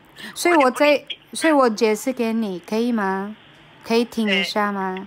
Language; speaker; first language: Chinese; non-native, fluent; Filipino